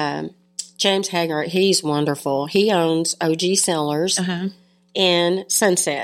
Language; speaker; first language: English; native; English